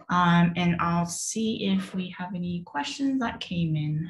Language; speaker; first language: English; native; English